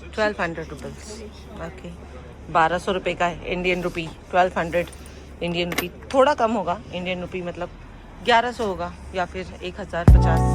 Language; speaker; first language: Hindi; native; Hindi